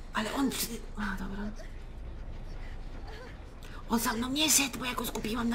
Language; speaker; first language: Polish; native; Polish